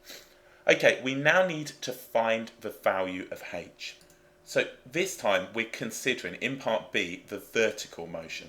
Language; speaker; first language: English; native; English